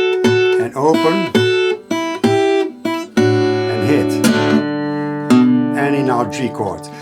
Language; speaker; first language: English; non-native, fluent; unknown